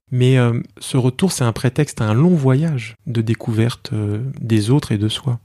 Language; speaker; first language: French; native; French